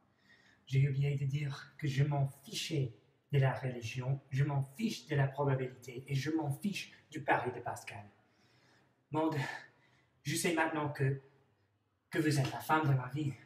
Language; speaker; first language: French; non-native, learner; English